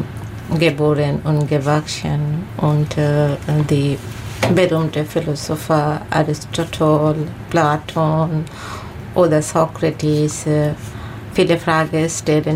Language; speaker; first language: German; non-native, learner; Bangla